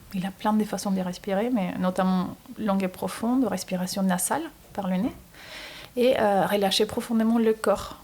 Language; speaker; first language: French; non-native, fluent; Spanish